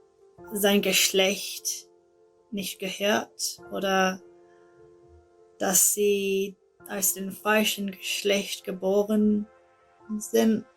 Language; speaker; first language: German; non-native, learner; English